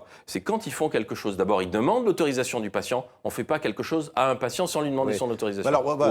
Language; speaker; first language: French; native; French